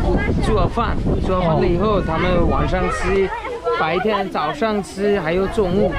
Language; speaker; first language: Chinese; non-native, learner; Bangla